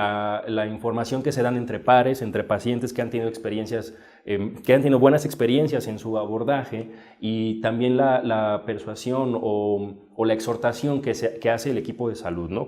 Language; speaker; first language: Spanish; native; Spanish